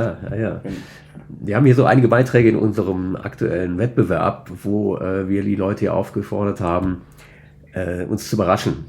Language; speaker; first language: German; native; German